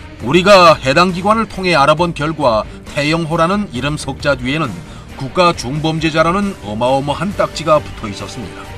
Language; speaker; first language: Korean; native; Korean